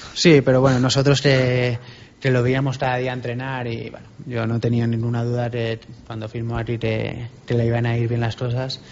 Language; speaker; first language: Spanish; native; Spanish